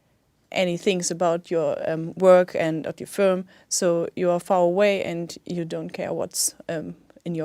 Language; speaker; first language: English; non-native, fluent; German